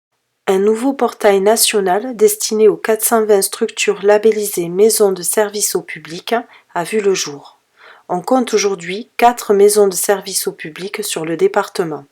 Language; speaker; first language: French; native; French